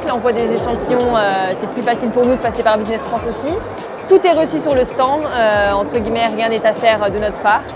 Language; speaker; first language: French; native; French